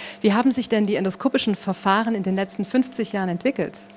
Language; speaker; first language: German; native; German